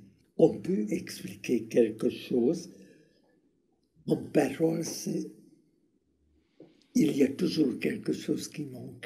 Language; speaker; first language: French; non-native, learner; Hungarian